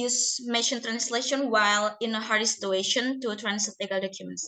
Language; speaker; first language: English; non-native, learner; Indonesian